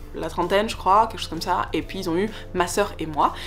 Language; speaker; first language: French; native; French